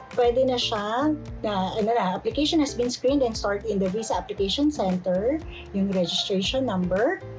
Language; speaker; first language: Filipino; native; Filipino